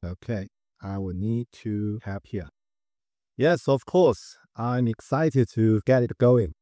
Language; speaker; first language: English; non-native, fluent; Chinese